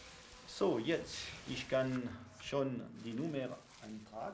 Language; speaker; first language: German; non-native, learner; French